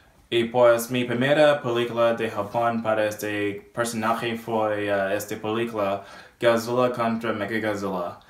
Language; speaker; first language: Spanish; non-native, learner; English